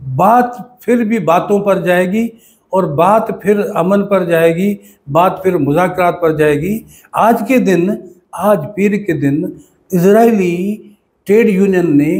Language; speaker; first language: Urdu; non-native, local second language; Sindhi